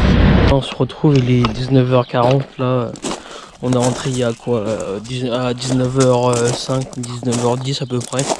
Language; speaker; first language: French; native; French